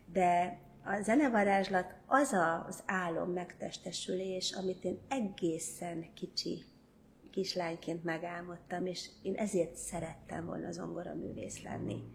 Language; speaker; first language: Hungarian; native; Hungarian